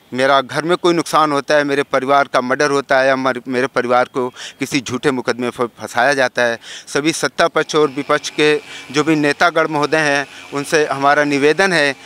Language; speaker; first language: Hindi; native; Hindi